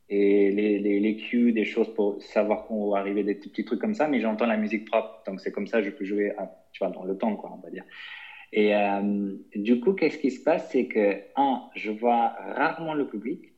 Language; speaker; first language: French; non-native, fluent; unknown